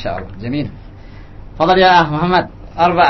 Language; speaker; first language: Arabic; non-native, fluent; Indonesian